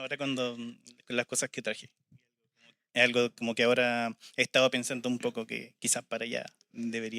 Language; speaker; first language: Spanish; native; Spanish